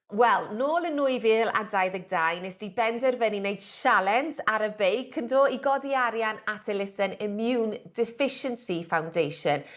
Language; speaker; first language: Welsh; native; Welsh